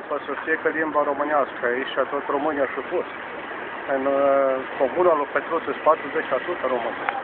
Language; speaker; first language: Romanian; early bilingual, heritage; Romanian